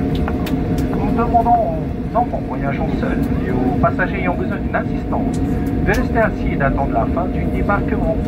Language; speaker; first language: French; native; French